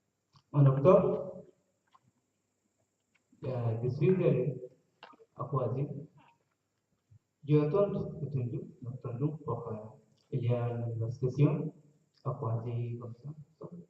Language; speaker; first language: French; non-native, learner; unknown